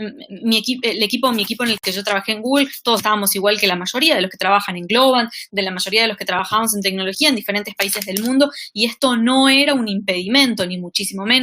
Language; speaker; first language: Spanish; native; Spanish